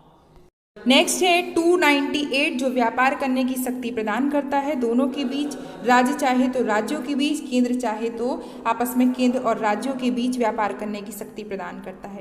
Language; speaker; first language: Hindi; native; Hindi